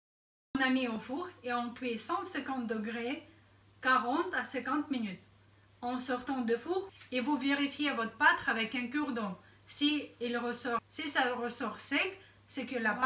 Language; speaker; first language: French; non-native, fluent; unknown